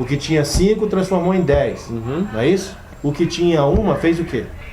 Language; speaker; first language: Portuguese; native; Portuguese